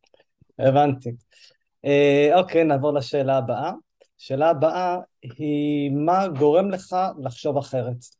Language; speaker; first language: Hebrew; native; Hebrew